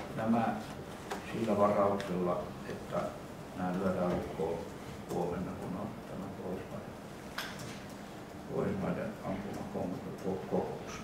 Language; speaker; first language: Finnish; native; Finnish